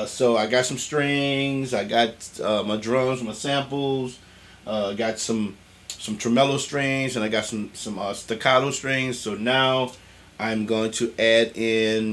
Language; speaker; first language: English; native; English